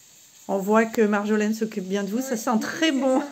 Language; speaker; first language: French; native; French